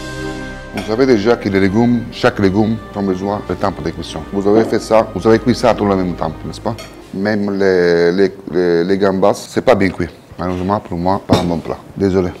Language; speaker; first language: French; non-native, learner; Italian